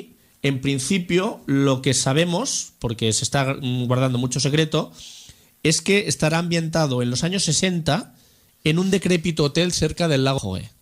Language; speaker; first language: Spanish; native; Spanish